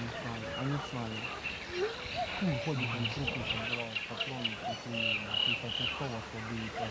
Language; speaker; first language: Russian; native; Russian